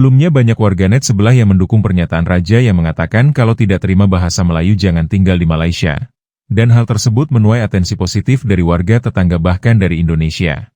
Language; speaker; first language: Indonesian; native; Indonesian